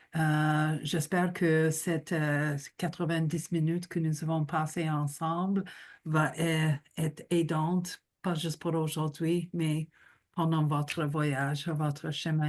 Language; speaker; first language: French; non-native, local second language; English